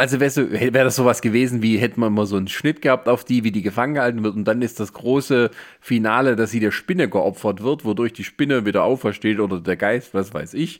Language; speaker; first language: German; native; German